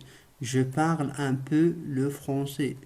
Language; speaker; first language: French; non-native, local second language; Arabic